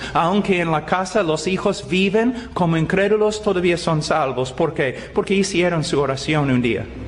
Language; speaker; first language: Spanish; non-native, fluent; English